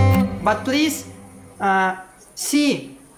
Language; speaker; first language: English; non-native, learner; Russian